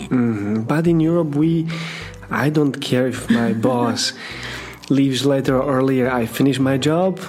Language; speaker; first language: English; non-native, fluent; Slovak